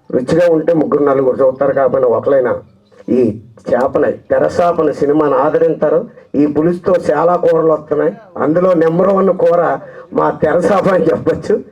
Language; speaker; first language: Telugu; native; Telugu